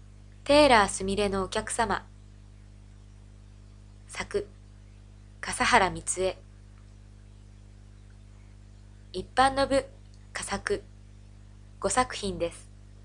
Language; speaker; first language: Japanese; native; Japanese